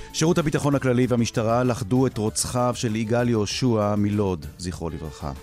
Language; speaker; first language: Hebrew; native; Hebrew